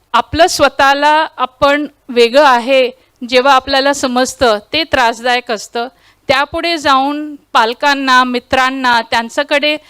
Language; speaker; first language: Marathi; non-native, local second language; Tulu